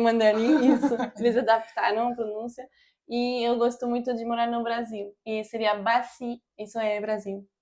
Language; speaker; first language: Portuguese; non-native, fluent; French